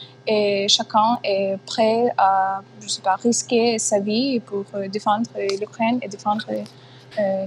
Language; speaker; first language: French; non-native, fluent; Ukrainian